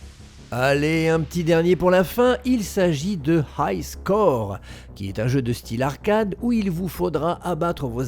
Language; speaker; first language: French; native; French